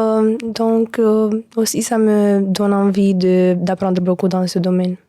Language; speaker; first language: French; non-native, learner; Romanian